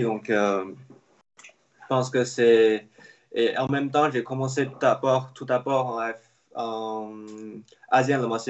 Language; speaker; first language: French; non-native, fluent; Chinese